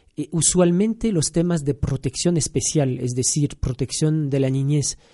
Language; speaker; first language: Spanish; non-native, fluent; French